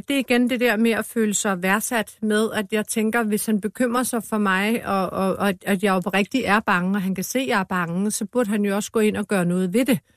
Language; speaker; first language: Danish; native; Danish